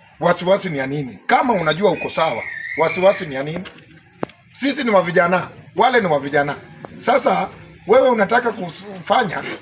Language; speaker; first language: Swahili; non-native, local second language; Luo (Kenya and Tanzania)